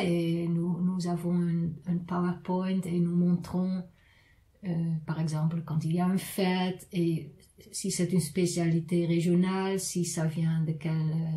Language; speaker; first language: French; non-native, fluent; Dutch